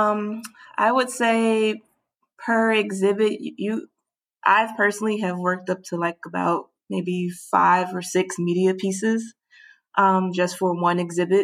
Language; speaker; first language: English; native; English